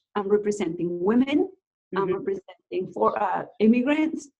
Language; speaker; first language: English; non-native, fluent; Spanish